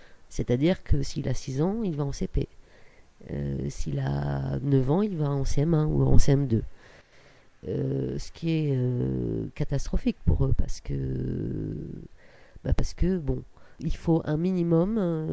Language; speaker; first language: French; native; French